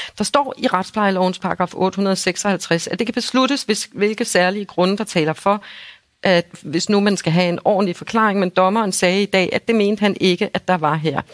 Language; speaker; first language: Danish; native; Danish